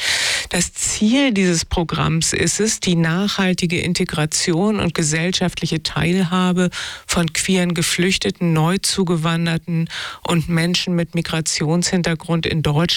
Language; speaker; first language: German; native; German